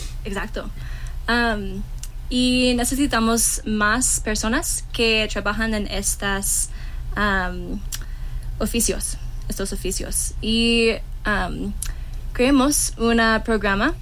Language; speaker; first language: Spanish; non-native, learner; English